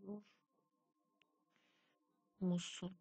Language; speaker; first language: Turkish; non-native, fluent; Persian